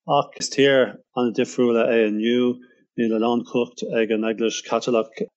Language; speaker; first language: Irish; non-native, local second language; English